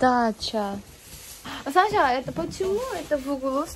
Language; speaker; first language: Russian; non-native, fluent; Korean